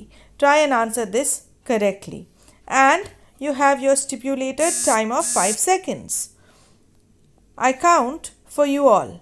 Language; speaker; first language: English; non-native, local second language; Hindi